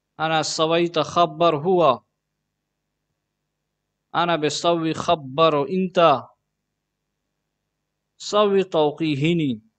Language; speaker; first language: Arabic; non-native, learner; Urdu